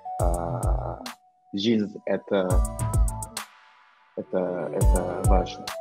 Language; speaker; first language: Russian; non-native, learner; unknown